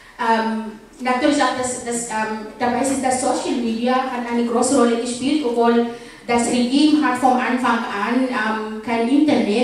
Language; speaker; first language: German; non-native, fluent; Arabic